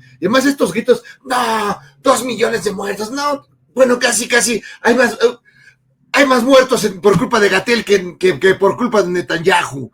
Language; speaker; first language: Spanish; native; Spanish